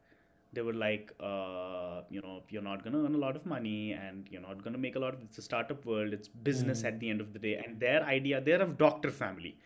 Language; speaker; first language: English; non-native, local second language; Kashmiri